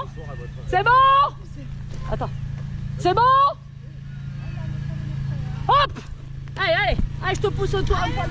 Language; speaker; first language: French; native; French